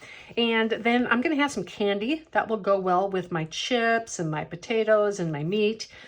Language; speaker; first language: English; native; English